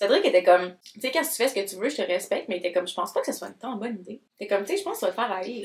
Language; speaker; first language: French; native; French